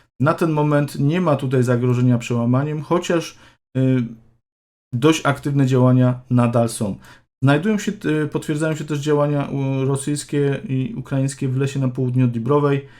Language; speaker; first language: Polish; native; Polish